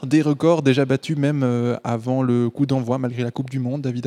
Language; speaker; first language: French; native; French